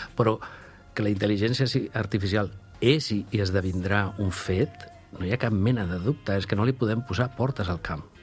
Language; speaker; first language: Catalan; non-native, local second language; Spanish